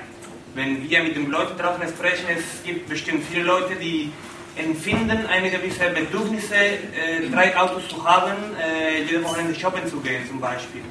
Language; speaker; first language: German; non-native, fluent; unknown